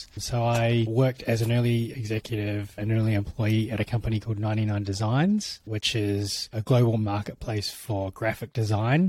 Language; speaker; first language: English; native; English